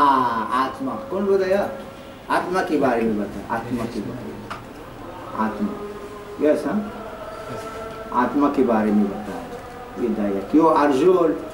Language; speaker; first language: Hindi; non-native, learner; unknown